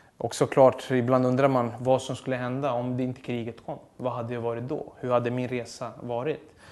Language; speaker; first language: Swedish; early bilingual, other home language; Serbian